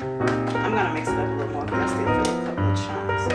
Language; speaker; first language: English; native; English